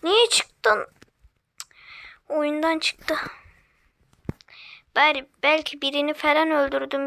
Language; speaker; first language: Turkish; native; Turkish